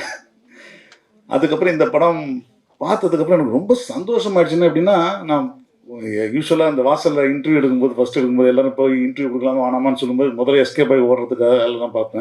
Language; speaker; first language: Tamil; native; Tamil